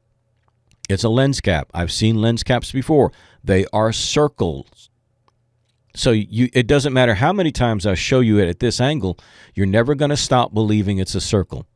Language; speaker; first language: English; native; English